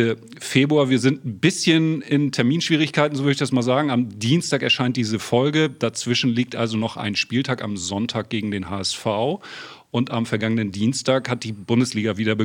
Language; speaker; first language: German; native; German